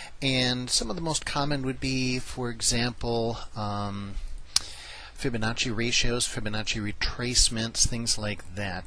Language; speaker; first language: English; native; English